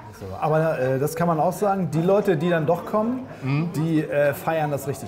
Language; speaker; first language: German; native; German